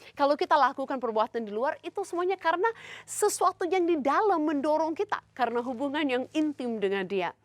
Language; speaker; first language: Indonesian; non-native, fluent; English